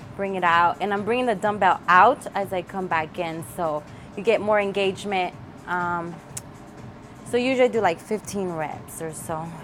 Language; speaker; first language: English; early bilingual, other home language; Spanish